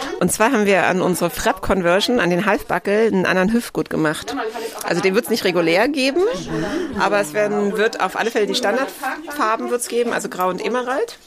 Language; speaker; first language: German; native; German